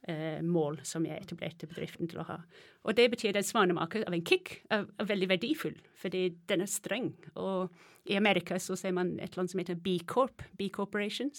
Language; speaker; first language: Norwegian; non-native, fluent; English